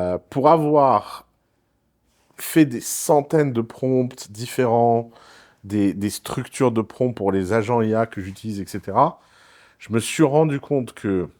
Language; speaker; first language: French; native; French